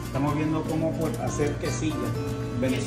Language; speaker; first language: Spanish; early bilingual, heritage; English